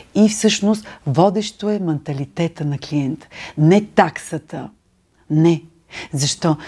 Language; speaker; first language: Bulgarian; native; Bulgarian